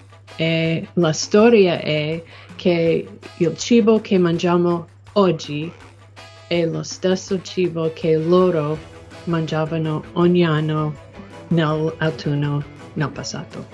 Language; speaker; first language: Italian; non-native, learner; English